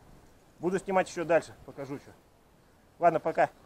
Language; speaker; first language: Russian; native; Russian